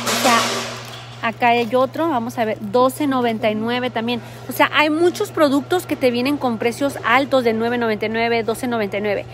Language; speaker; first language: Spanish; native; Spanish